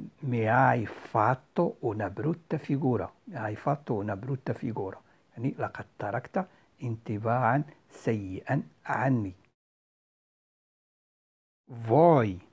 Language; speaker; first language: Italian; non-native, fluent; Arabic